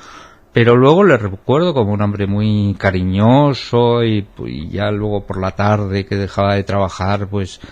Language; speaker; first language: Spanish; native; Spanish